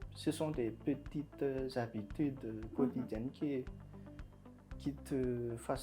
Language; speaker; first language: French; non-native, local second language; Malagasy